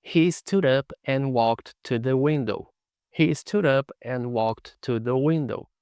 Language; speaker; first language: English; non-native, fluent; Portuguese